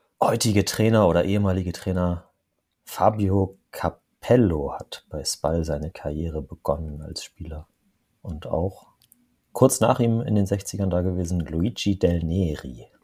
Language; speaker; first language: German; native; German